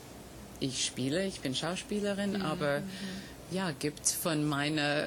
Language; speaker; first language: German; non-native, fluent; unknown